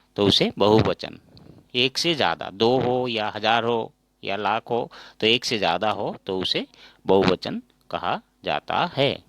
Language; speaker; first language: Hindi; non-native, local second language; Assamese